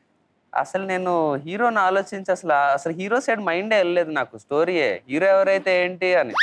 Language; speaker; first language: Telugu; native; Telugu